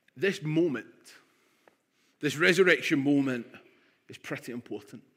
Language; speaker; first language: English; native; English